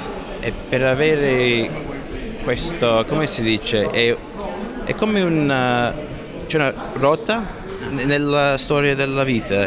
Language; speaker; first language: Italian; non-native, learner; English